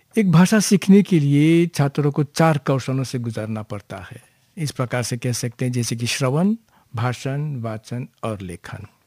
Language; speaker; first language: Hindi; non-native, local second language; Morisyen